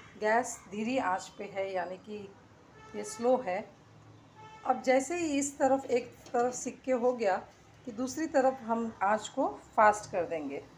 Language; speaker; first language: Hindi; non-native, local second language; Gujarati